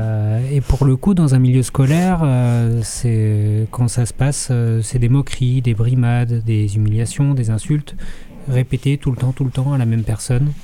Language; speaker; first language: French; native; French